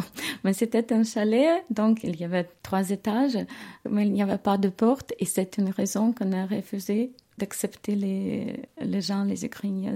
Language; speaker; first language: French; non-native, learner; Ukrainian